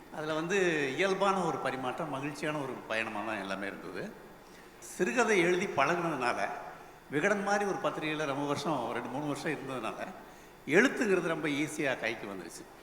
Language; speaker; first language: Tamil; native; Tamil